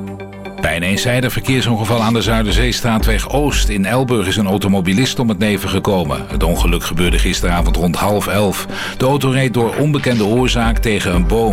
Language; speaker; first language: Dutch; native; Dutch